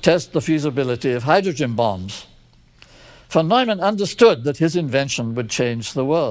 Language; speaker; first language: English; native; English